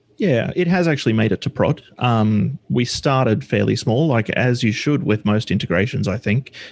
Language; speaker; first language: English; native; English